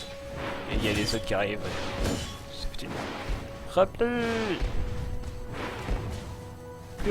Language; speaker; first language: French; native; French